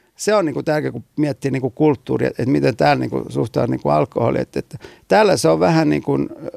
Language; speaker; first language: Finnish; non-native, fluent; Italian